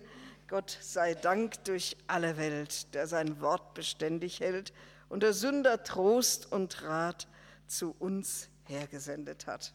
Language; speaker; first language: German; native; German